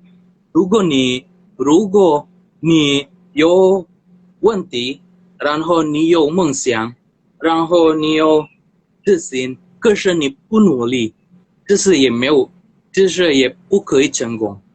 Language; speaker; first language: Chinese; non-native, learner; Indonesian